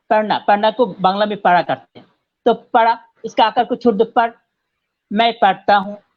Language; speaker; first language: Urdu; non-native, fluent; Bangla